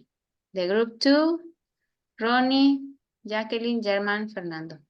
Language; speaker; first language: English; non-native, fluent; Spanish